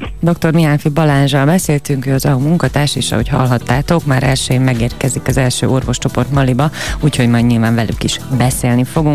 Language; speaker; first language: Hungarian; native; Hungarian